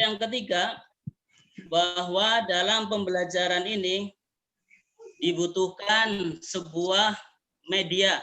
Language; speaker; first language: Indonesian; native; Indonesian